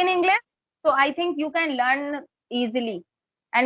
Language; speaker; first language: English; non-native, fluent; Hindi